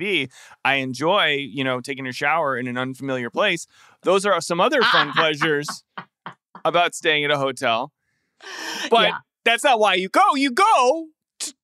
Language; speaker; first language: English; native; English